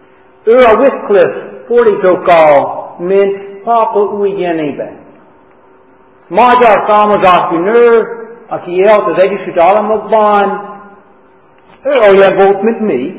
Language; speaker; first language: Hungarian; non-native, learner; English